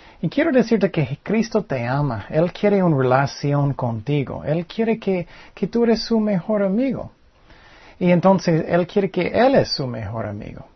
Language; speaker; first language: Spanish; non-native, fluent; English